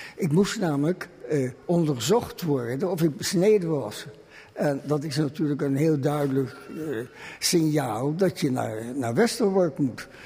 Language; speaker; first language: Dutch; early bilingual, other home language; German